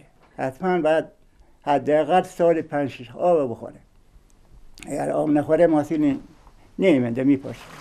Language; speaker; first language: Persian; native; Persian